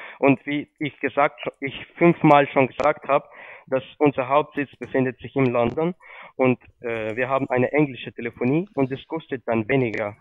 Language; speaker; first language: German; non-native, fluent; Polish